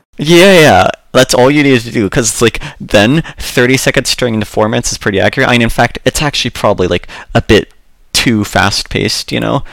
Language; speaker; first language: English; native; English